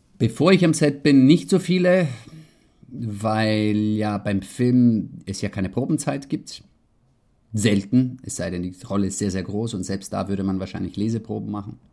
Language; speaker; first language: German; early bilingual, heritage; Italian